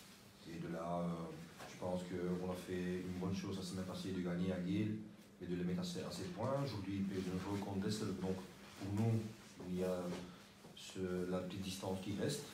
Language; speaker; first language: French; non-native, local second language; Dutch